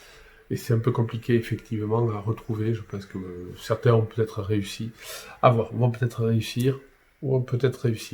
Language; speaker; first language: French; native; French